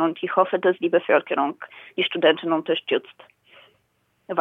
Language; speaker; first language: German; non-native, fluent; Bulgarian